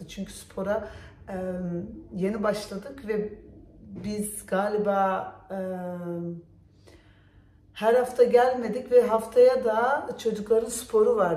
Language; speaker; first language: Turkish; early bilingual, heritage; Turkish